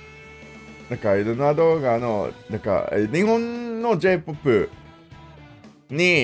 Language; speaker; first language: Japanese; non-native, learner; English